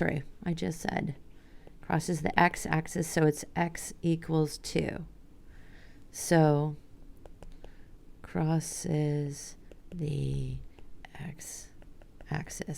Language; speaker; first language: English; native; English